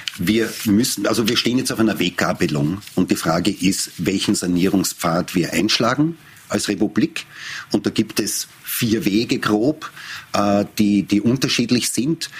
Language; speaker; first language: German; native; German